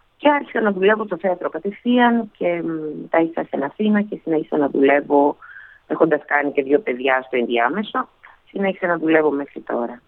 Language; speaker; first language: Greek; early bilingual, other home language; Russian